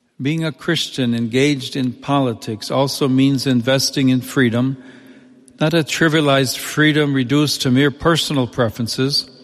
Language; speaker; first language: English; native; English